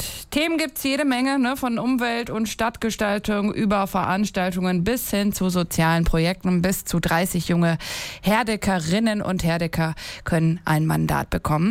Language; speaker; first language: German; native; German